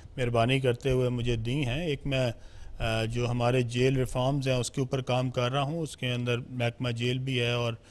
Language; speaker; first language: Urdu; non-native, local second language; Punjabi